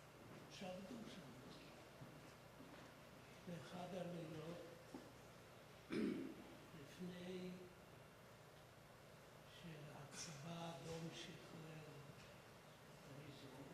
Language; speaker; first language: Hebrew; non-native, fluent; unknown